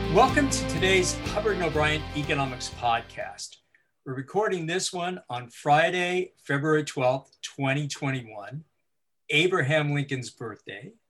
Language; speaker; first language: English; native; English